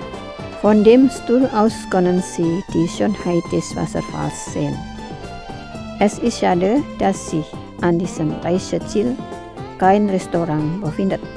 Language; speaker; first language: German; non-native, fluent; Indonesian